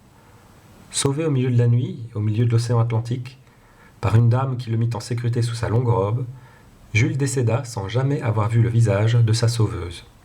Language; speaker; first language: French; non-native, local second language; Dutch